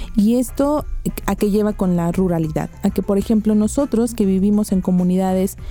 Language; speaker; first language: Spanish; native; Spanish